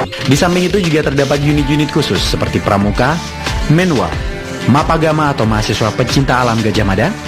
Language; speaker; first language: Indonesian; native; Indonesian